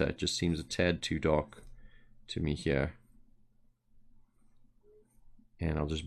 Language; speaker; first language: English; native; English